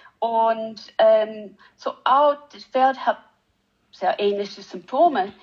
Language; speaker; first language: German; non-native, learner; English